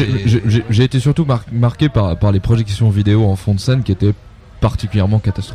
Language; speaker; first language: French; native; French